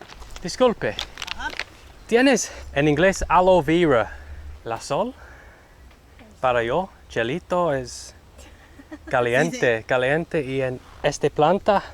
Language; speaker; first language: Spanish; non-native, learner; English